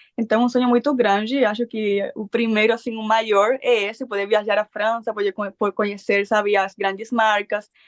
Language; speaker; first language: Portuguese; non-native, fluent; Spanish